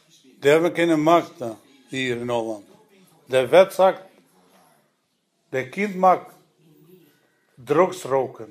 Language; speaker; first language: Dutch; non-native, learner; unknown